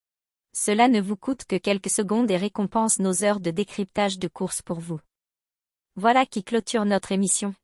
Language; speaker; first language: French; native; French